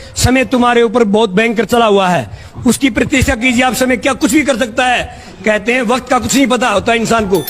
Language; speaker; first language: Hindi; native; Hindi